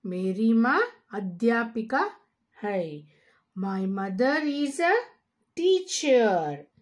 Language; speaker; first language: Hindi; non-native, local second language; Kannada